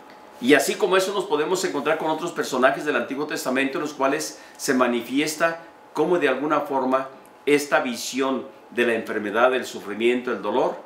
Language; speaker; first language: Spanish; native; Spanish